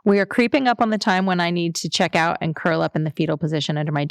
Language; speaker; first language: English; native; English